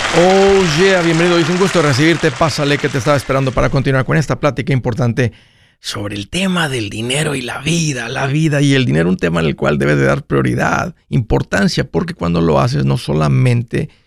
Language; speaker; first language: Spanish; native; Spanish